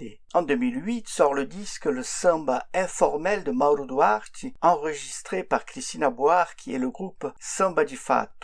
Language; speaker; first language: French; native; French